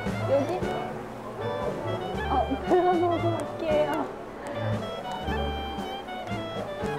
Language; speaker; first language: Korean; non-native, learner; English